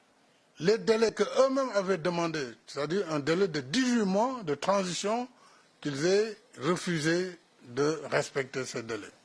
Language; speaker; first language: French; non-native, local second language; Wolof